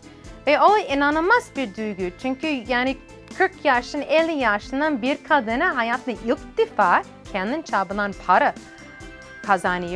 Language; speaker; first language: Turkish; non-native, learner; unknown